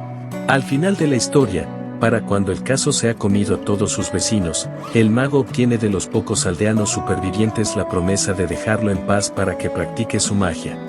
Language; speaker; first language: Spanish; native; Spanish